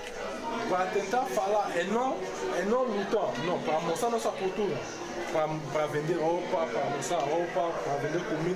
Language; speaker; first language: Portuguese; non-native, learner; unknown